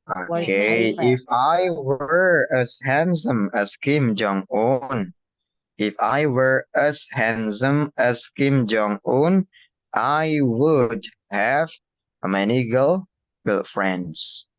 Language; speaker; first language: English; non-native, fluent; Indonesian